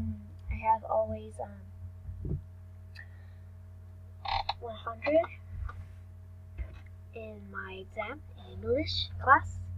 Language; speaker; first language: English; non-native, learner; French